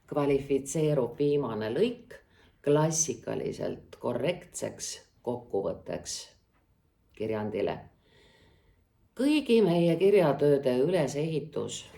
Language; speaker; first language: Estonian; native; Estonian